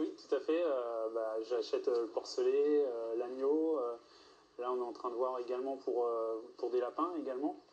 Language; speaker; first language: French; native; French